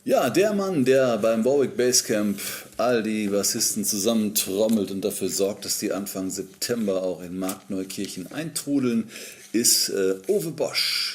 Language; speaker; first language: German; native; German